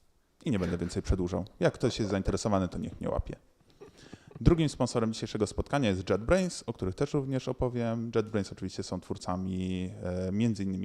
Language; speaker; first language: Polish; native; Polish